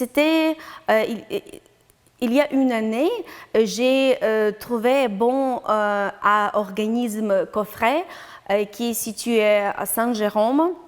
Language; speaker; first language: French; non-native, learner; Ukrainian